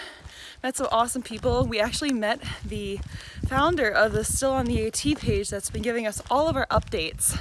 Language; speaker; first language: English; native; English